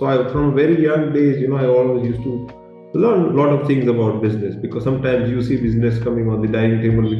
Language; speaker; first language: English; non-native, local second language; Gujarati